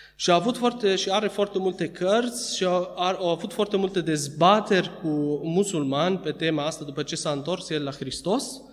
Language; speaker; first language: Romanian; early bilingual, other home language; Arabic